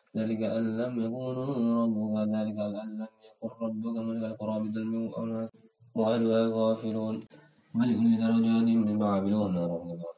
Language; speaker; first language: Arabic; non-native, learner; Indonesian